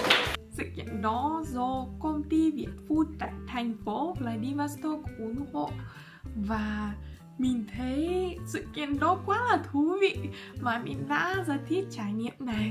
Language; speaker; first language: Vietnamese; non-native, fluent; Russian